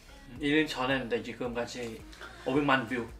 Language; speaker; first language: Korean; non-native, learner; Vietnamese